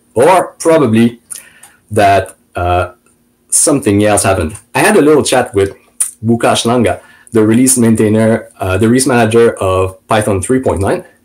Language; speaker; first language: English; non-native, fluent; French